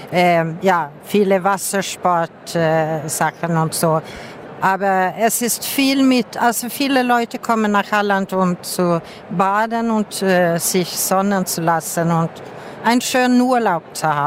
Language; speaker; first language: German; non-native, fluent; Swedish